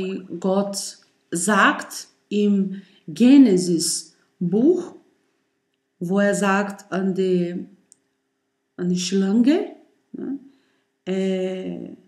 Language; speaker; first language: German; non-native, learner; Portuguese